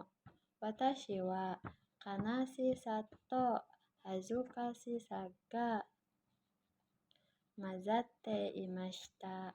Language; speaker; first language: Japanese; non-native, learner; Indonesian